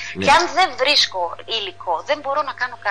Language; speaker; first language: Greek; native; Greek